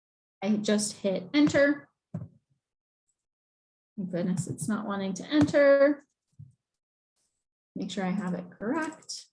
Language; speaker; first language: English; native; English